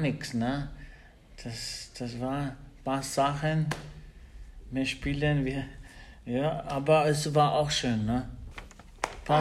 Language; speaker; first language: German; non-native, learner; Albanian